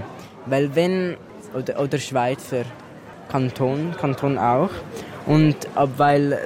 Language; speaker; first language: German; non-native, local second language; Italian